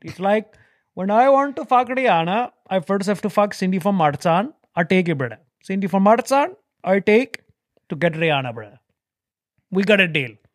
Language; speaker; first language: English; non-native, fluent; German